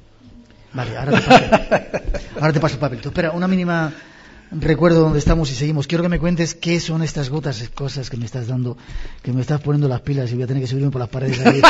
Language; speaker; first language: Spanish; native; Spanish